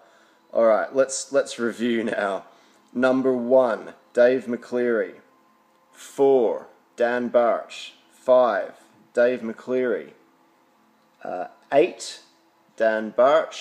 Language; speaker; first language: English; native; English